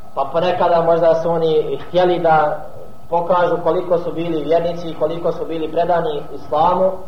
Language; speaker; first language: Bosnian; non-native, fluent; Arabic